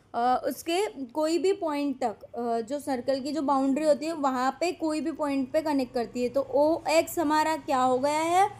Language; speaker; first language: Hindi; non-native, local second language; Marathi